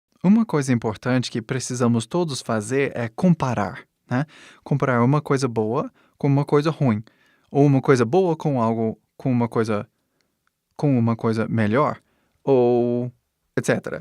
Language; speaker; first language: Portuguese; non-native, fluent; English